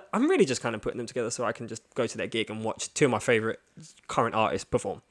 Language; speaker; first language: English; native; English